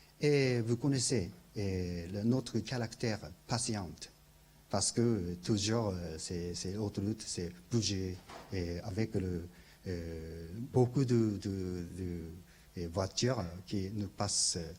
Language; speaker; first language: French; non-native, learner; Japanese